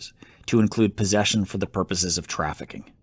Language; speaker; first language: English; native; English